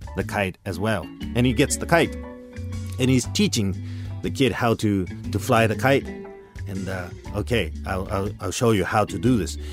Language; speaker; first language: English; early bilingual, other home language; Japanese